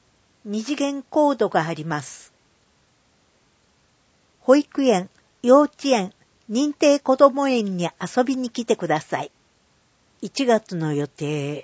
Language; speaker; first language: Japanese; native; Japanese